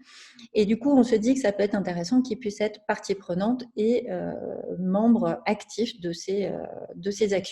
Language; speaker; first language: French; native; French